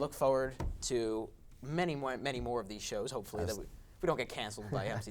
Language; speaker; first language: English; native; English